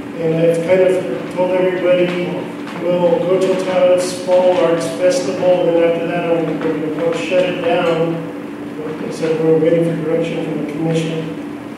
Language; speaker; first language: English; native; English